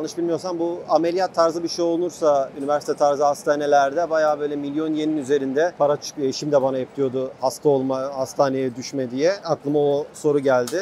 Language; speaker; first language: Turkish; native; Turkish